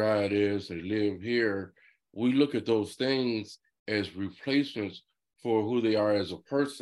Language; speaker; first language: English; native; English